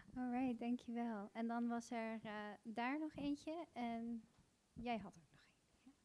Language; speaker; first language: Dutch; early bilingual, other home language; Bosnian